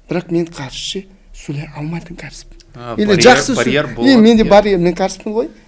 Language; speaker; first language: Kazakh; non-native, local second language; Russian